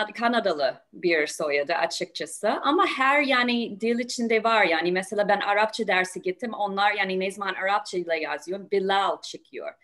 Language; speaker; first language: Turkish; non-native, learner; English